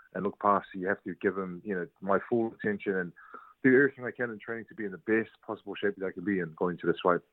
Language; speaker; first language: English; native; English